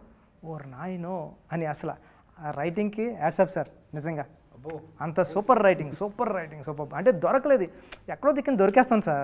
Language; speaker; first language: Telugu; native; Telugu